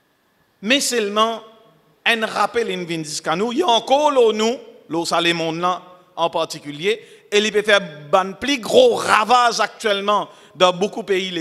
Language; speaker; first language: French; non-native, local second language; Morisyen